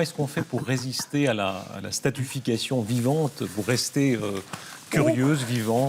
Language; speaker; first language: French; native; French